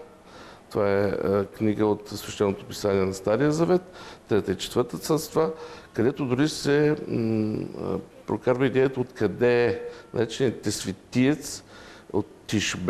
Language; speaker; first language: Bulgarian; native; Bulgarian